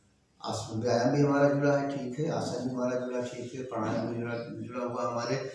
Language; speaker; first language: Hindi; native; Hindi